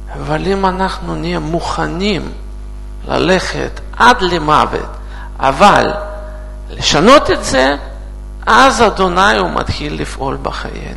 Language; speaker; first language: Hebrew; non-native, learner; Russian